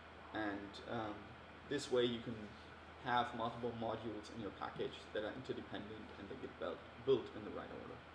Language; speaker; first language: English; non-native, fluent; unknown